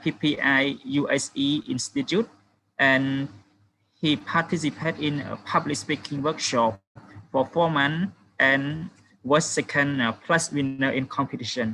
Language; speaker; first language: English; non-native, fluent; Khmer